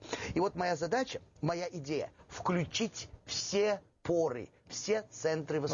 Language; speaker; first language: Russian; native; Russian